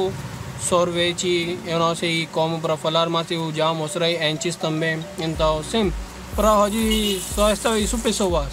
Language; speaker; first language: Portuguese; non-native, learner; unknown